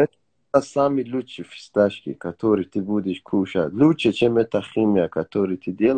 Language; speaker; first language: Russian; non-native, learner; Persian